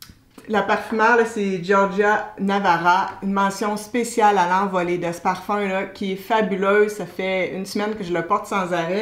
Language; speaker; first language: French; native; French